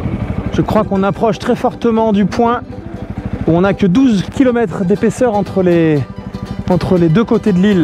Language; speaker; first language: French; native; French